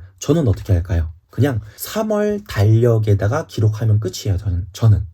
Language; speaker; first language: Korean; native; Korean